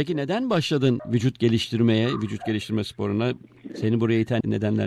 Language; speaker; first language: Turkish; native; Turkish